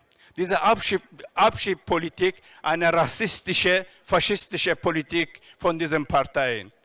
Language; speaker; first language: German; non-native, fluent; Turkish